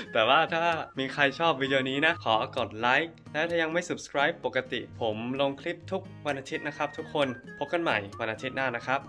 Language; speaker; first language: Thai; early bilingual, other home language; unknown